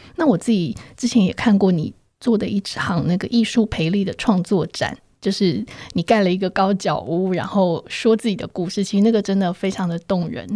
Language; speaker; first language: Chinese; native; Chinese